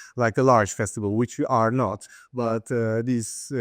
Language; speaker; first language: English; non-native, fluent; Hungarian